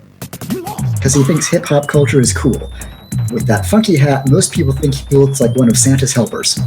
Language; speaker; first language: English; native; English